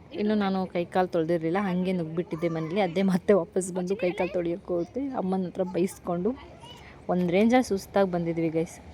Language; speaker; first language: Kannada; non-native, local second language; Lambadi